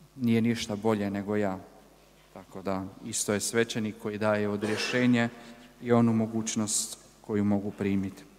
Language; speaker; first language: Croatian; native; Croatian